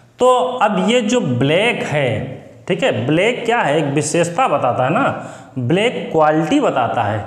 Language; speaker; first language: Hindi; native; Hindi